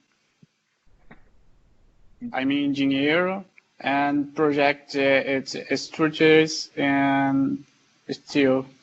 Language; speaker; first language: English; non-native, learner; Portuguese